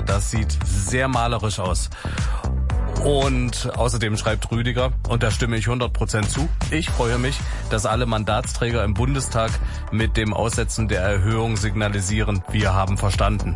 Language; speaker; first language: German; native; German